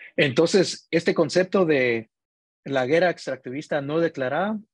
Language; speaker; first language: Spanish; early bilingual, heritage; Spanish